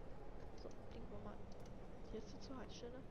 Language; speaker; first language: German; native; German